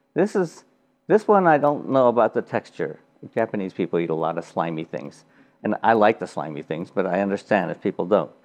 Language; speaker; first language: English; early bilingual, other home language; Japanese